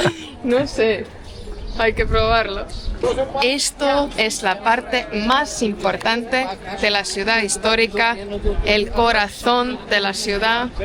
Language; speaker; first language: Spanish; non-native, fluent; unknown